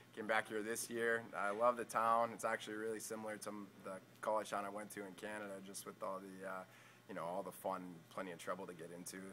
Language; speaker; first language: English; native; English